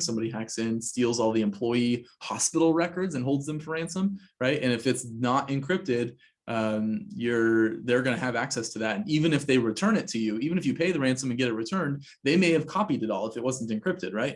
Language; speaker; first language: English; native; English